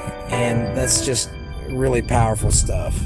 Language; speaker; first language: English; native; English